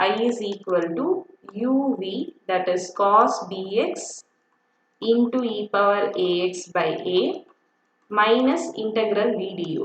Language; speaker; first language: English; non-native, local second language; Tamil